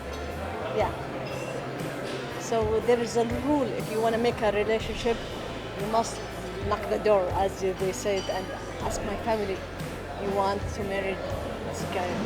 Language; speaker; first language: English; non-native, learner; Arabic